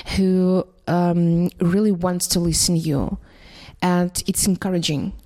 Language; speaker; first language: English; non-native, fluent; Russian